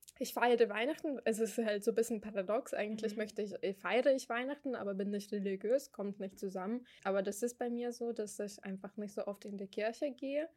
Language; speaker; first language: German; non-native, fluent; Ukrainian